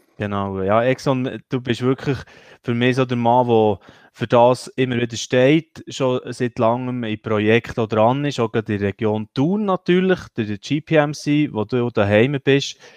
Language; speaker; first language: German; native; German